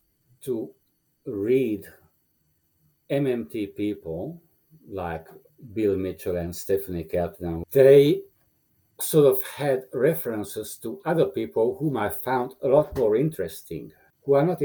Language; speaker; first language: English; non-native, fluent; Romanian